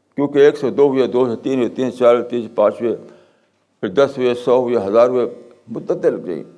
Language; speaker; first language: Urdu; native; Urdu